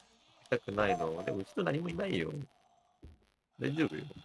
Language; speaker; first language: Japanese; native; Japanese